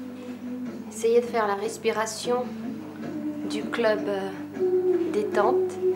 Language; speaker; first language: French; native; French